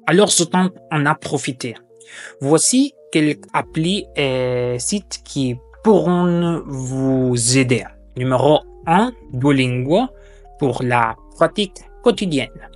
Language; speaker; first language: French; non-native, fluent; German